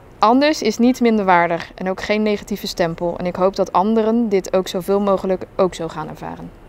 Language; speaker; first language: Dutch; early bilingual, other home language; Vietnamese